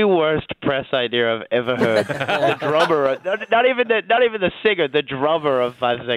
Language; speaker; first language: English; native; English